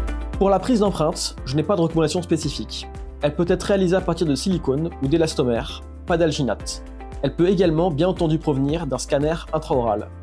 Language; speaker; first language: French; native; French